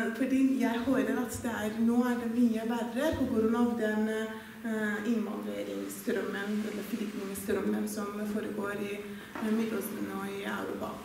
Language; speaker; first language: Norwegian; non-native, fluent; Persian